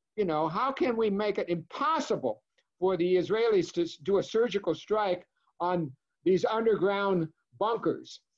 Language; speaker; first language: English; native; English